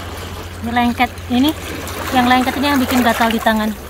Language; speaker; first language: Indonesian; native; Indonesian